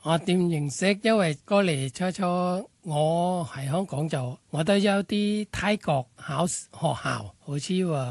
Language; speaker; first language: Cantonese; non-native, fluent; Thai